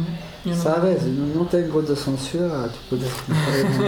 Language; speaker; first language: Spanish; non-native, learner; Arabic